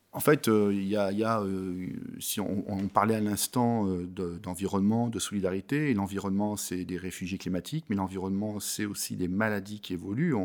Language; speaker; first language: French; native; French